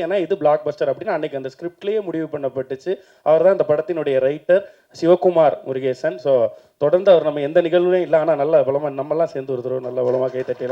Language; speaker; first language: Tamil; native; Tamil